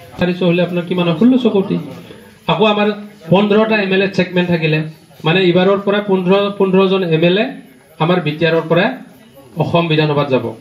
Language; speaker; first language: Assamese; non-native, local second language; Bodo